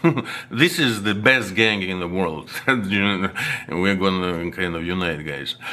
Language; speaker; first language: English; non-native, fluent; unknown